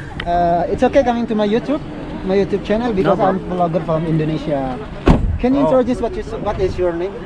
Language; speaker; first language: English; non-native, learner; Indonesian